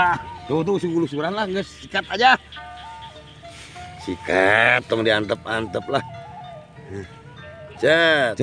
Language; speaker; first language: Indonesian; non-native, local second language; Sundanese